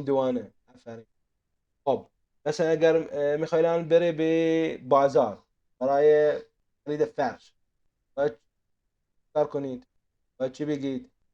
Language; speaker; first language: Persian; non-native, fluent; Arabic